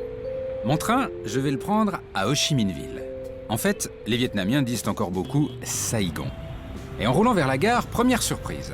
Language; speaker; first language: French; native; French